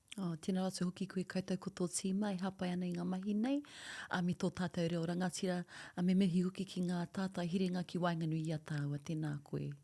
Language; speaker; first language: Māori; non-native, local second language; English